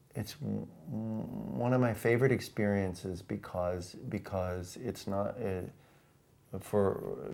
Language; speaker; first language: English; native; English